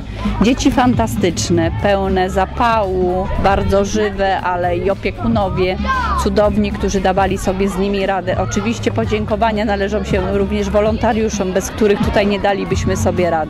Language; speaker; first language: Polish; native; Polish